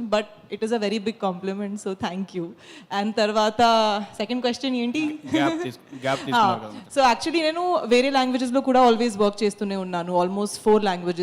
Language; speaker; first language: Telugu; non-native, fluent; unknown